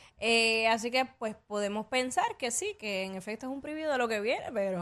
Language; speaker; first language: Spanish; native; Spanish